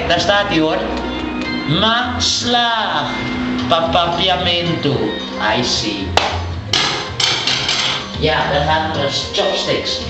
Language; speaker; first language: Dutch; non-native, local second language; Papiamento